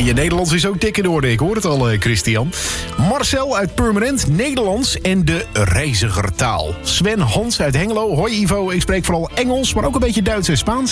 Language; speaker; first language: Dutch; native; Dutch